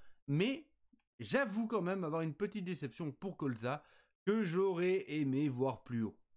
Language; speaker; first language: French; native; French